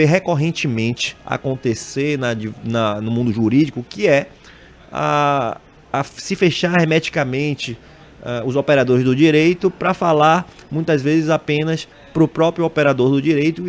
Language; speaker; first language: Portuguese; native; Portuguese